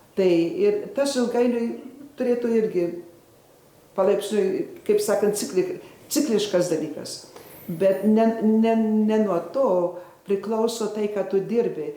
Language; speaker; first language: Lithuanian; early bilingual, heritage; Lithuanian